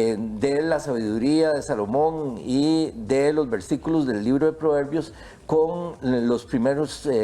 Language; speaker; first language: Spanish; native; Spanish